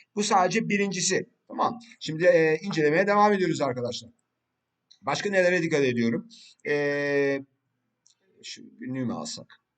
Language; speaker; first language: Turkish; early bilingual, heritage; Turkish